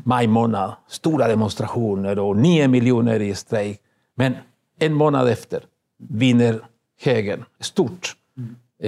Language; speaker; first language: Swedish; non-native, fluent; Spanish